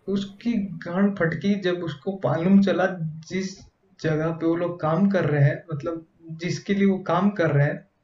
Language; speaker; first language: Hindi; native; Hindi